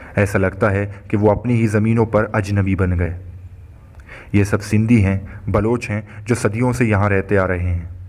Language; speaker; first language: Urdu; non-native, local second language; Baluchi